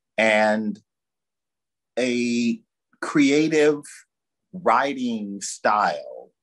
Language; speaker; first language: English; native; English